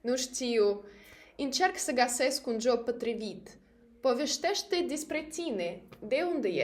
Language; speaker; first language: Romanian; non-native, learner; Russian